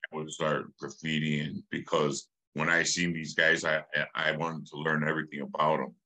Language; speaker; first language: English; native; English